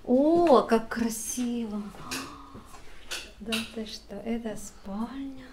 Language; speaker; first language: Russian; native; Russian